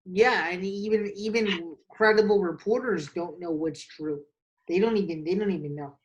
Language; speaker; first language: English; native; English